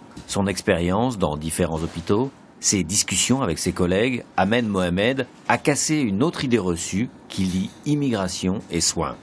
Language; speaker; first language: French; native; French